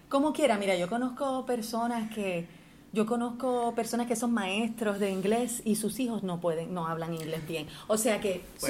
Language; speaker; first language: Spanish; early bilingual, heritage; Spanish